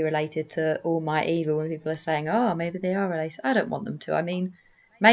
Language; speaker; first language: English; native; English